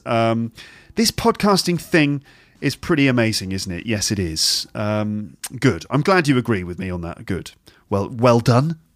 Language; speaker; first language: English; native; English